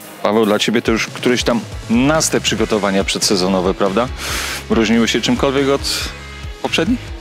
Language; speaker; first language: Polish; native; Polish